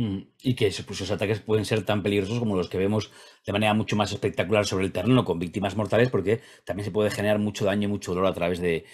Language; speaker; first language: Spanish; native; Spanish